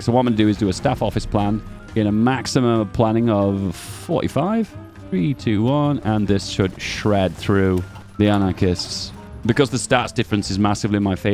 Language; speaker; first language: English; native; English